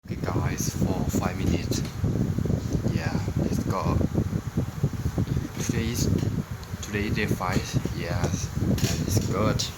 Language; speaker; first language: English; non-native, learner; Thai